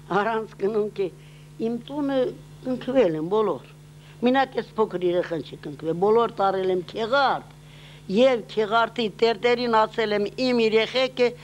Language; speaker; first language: Armenian; non-native, local second language; Assyrian Neo-Aramaic